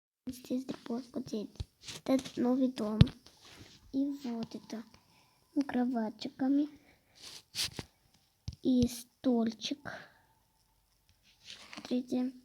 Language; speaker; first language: Russian; non-native, local second language; Kazakh